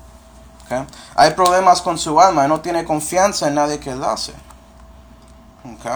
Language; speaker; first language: Spanish; early bilingual, heritage; Spanish